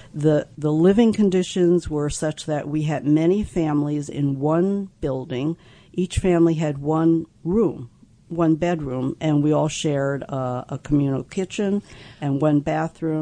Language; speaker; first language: English; early bilingual, other home language; Cantonese